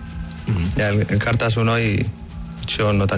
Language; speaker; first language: Basque; early bilingual, other home language; Arabic